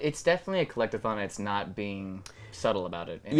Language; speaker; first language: English; native; English